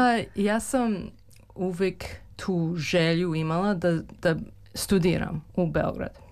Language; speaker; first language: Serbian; early bilingual, heritage; Serbian